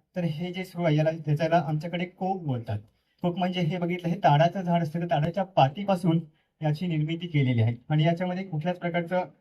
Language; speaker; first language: Marathi; native; Marathi